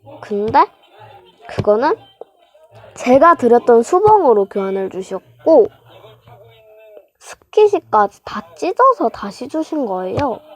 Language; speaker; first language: Korean; native; Korean